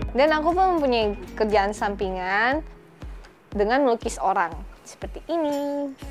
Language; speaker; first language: Indonesian; native; Indonesian